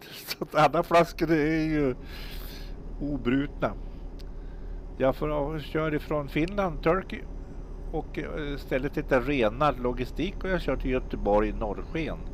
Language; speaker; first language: Swedish; native; Swedish